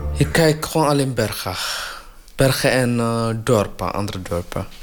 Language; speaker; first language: Dutch; non-native, learner; Tigrinya